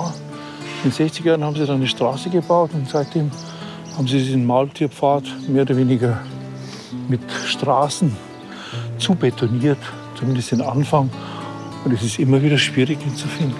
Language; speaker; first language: German; native; German